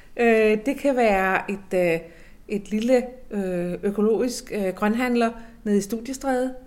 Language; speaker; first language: Danish; native; Danish